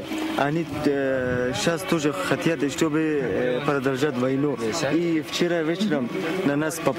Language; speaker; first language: Russian; non-native, learner; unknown